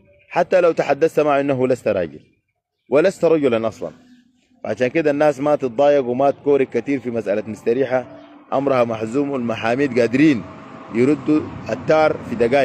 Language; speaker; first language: Arabic; native; Arabic